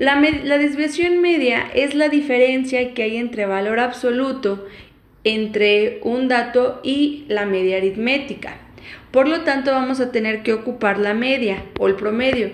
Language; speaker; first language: Spanish; native; Spanish